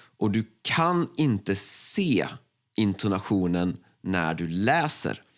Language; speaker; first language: Swedish; native; Swedish